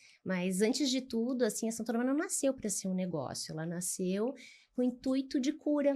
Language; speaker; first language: Portuguese; native; Portuguese